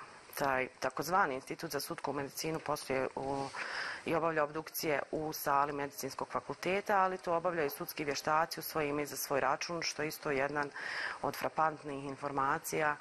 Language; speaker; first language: Croatian; native; Croatian